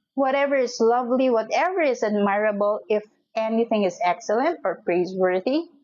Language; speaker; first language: English; non-native, local second language; Filipino